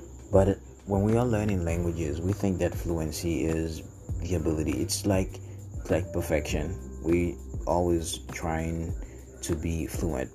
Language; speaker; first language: English; non-native, fluent; Haitian Creole